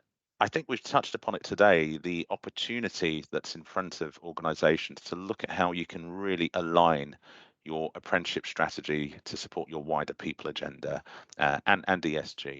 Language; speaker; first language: English; native; English